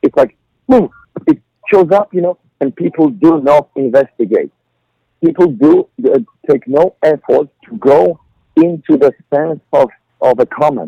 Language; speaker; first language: English; non-native, fluent; Polish